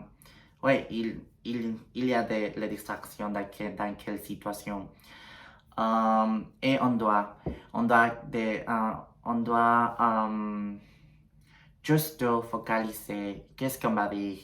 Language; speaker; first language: French; non-native, learner; Spanish